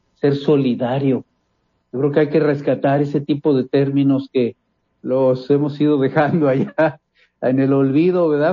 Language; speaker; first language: Spanish; native; Spanish